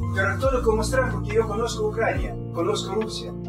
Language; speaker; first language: Spanish; non-native, fluent; Russian